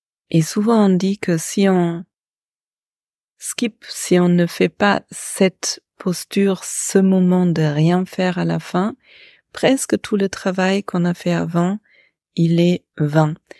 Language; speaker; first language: French; non-native, fluent; German